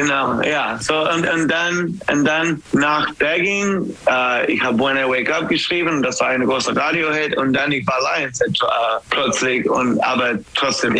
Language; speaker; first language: German; non-native, learner; English